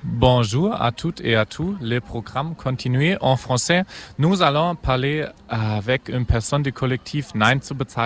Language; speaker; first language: French; non-native, fluent; German